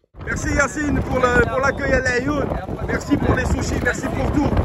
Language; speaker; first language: French; native; French